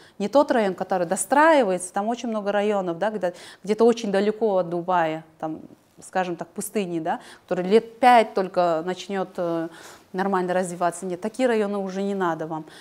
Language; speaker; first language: Russian; non-native, local second language; Kazakh